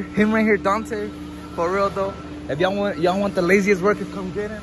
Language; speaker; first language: English; early bilingual, other home language; Spanish